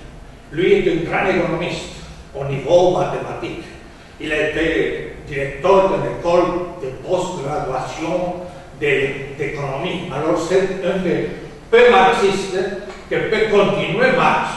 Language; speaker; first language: French; non-native, fluent; Spanish